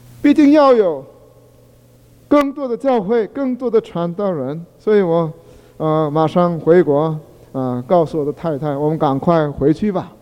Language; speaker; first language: Chinese; non-native, fluent; Korean